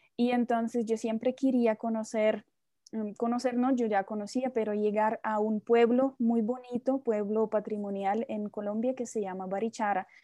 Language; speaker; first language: Spanish; non-native, fluent; Russian